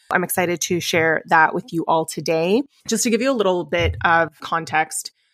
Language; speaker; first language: English; early bilingual, other home language; Spanish